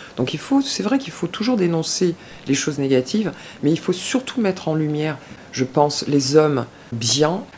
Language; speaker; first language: French; native; French